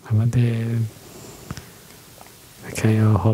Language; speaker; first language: Swedish; non-native, learner; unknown